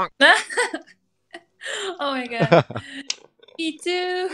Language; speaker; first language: English; non-native, learner; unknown